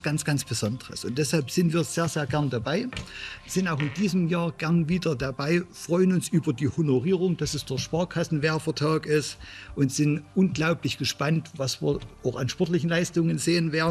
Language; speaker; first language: German; native; German